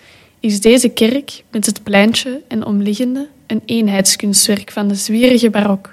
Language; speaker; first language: Dutch; native; Dutch